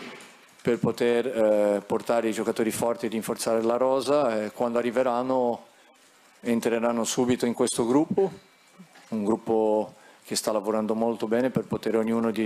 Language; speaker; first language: Italian; non-native, fluent; Portuguese